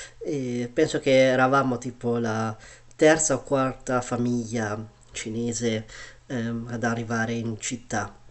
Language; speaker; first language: Italian; early bilingual, other home language; Chinese